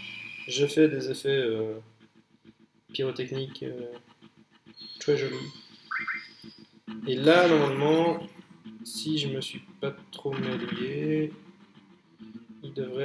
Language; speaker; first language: French; native; French